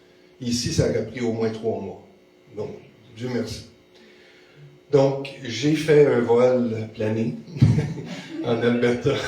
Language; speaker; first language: French; native; French